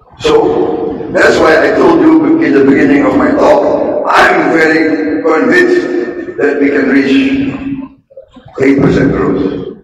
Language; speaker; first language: English; non-native, fluent; Indonesian